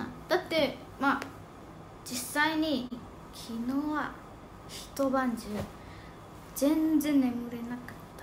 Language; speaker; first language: Japanese; non-native, fluent; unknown